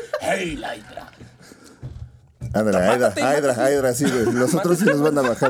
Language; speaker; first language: Spanish; native; Spanish